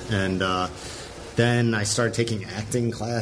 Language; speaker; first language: English; native; English